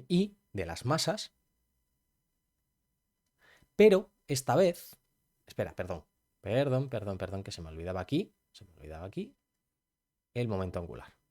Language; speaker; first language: Spanish; native; Spanish